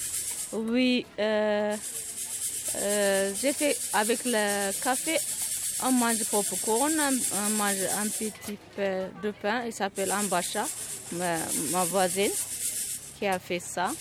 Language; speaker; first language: French; non-native, learner; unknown